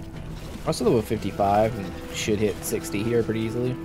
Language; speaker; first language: English; native; English